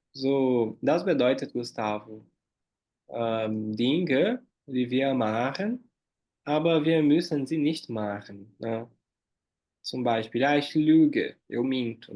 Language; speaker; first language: German; non-native, fluent; Portuguese